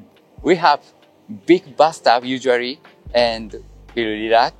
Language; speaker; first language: English; non-native, learner; Japanese